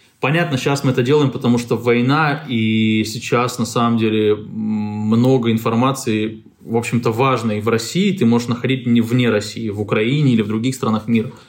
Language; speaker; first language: Russian; native; Russian